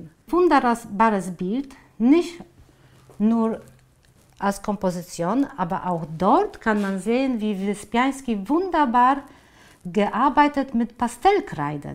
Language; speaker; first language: German; non-native, fluent; Polish